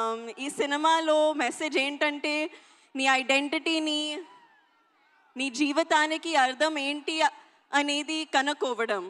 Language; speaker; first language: Telugu; non-native, learner; Hindi